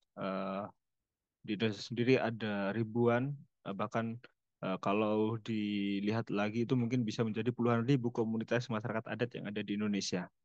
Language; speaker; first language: Indonesian; non-native, local second language; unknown